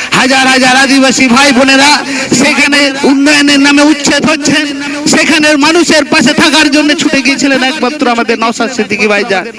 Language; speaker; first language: Bangla; non-native, local second language; Santali